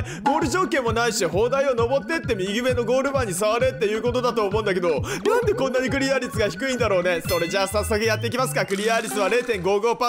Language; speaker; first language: Japanese; native; Japanese